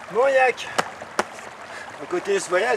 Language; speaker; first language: French; native; French